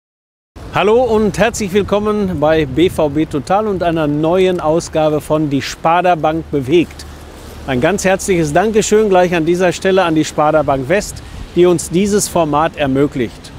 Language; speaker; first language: German; native; German